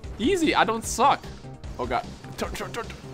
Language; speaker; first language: English; native; English